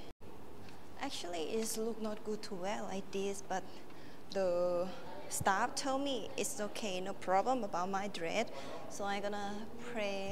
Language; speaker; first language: English; non-native, learner; Thai